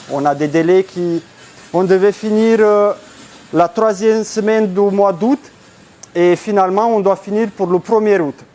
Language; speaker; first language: French; non-native, fluent; Romanian